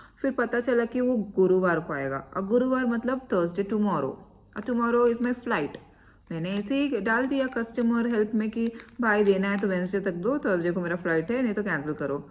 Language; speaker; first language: Hindi; non-native, local second language; Kannada